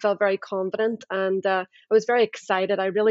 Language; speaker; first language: English; native; English